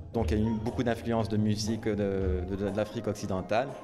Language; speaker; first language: French; non-native, local second language; Arabic